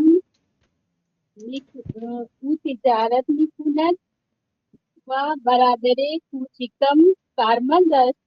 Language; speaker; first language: Persian; non-native, learner; Urdu